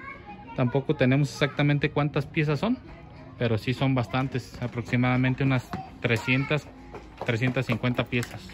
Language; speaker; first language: Spanish; native; Spanish